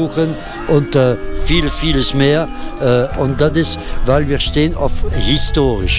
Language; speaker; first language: German; non-native, fluent; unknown